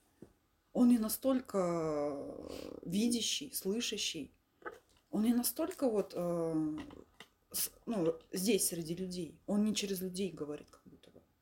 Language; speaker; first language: Russian; native; Russian